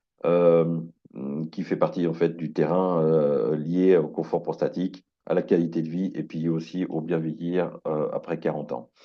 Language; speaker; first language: French; native; French